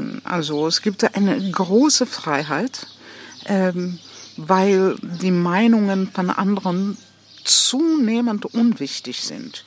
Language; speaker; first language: German; non-native, fluent; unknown